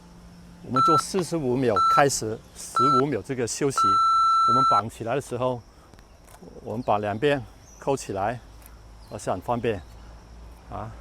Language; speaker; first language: Chinese; non-native, local second language; Cantonese